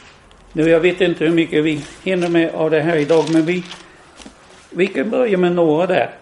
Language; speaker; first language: Swedish; non-native, fluent; English